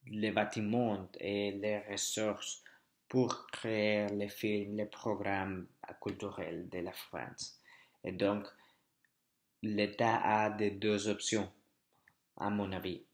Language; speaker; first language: French; non-native, learner; Spanish